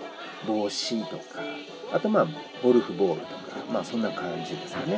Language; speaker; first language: Japanese; native; Japanese